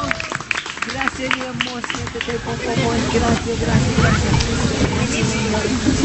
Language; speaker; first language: Spanish; non-native, learner; English